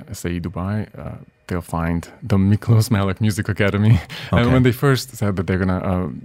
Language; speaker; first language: English; non-native, fluent; Hungarian